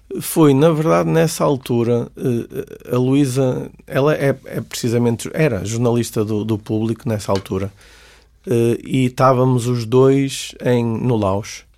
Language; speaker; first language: Portuguese; native; Portuguese